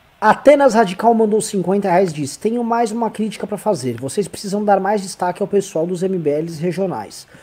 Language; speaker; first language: Portuguese; native; Portuguese